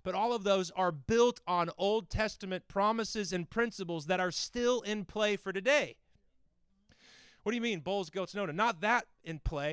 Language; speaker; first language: English; native; English